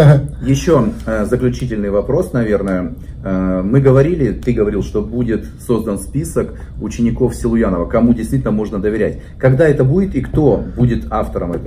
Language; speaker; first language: Russian; native; Russian